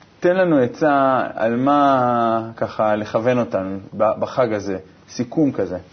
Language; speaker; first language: Hebrew; native; Hebrew